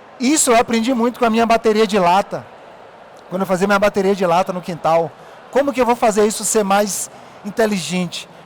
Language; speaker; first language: Portuguese; native; Portuguese